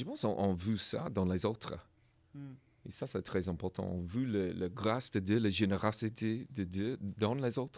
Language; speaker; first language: French; non-native, learner; English